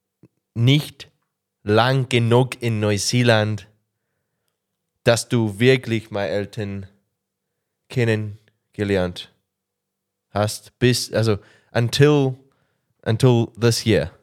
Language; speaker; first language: German; non-native, learner; English